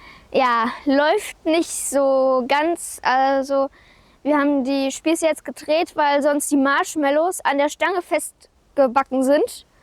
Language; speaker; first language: German; native; German